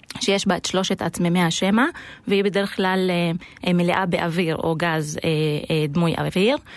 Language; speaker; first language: Hebrew; non-native, local second language; Arabic